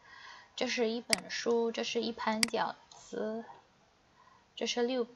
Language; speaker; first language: Chinese; non-native, fluent; Indonesian